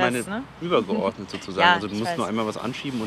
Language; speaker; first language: German; native; German